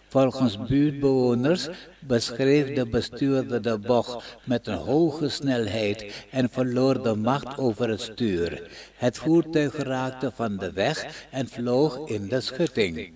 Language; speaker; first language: Dutch; non-native, local second language; Hindi